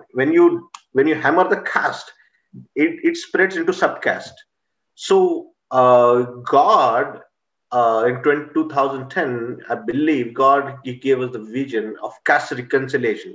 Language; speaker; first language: English; non-native, local second language; Marathi